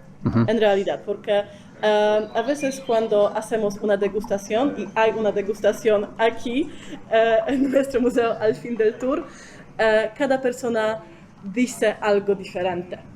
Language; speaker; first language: Spanish; non-native, fluent; Polish